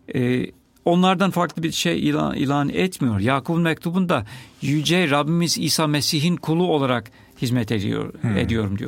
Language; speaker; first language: Turkish; non-native, fluent; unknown